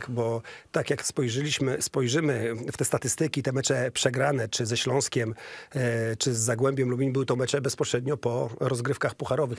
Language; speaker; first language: Polish; native; Polish